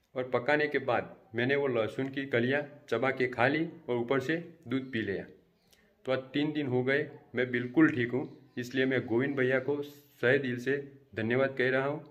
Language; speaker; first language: Hindi; non-native, local second language; Gujarati